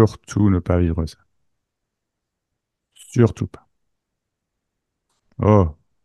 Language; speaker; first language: French; native; French